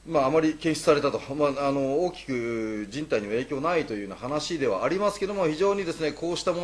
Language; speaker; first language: Japanese; native; Japanese